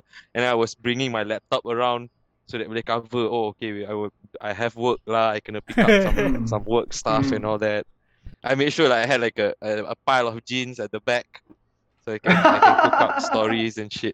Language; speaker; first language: English; non-native, local second language; Malay